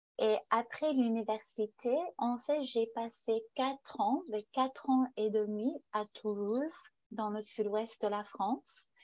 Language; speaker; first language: French; non-native, fluent; English